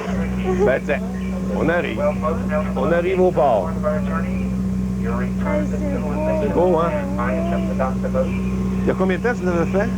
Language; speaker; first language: French; native; French